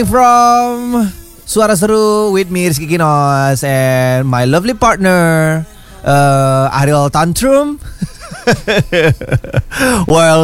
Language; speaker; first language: English; non-native, learner; Malay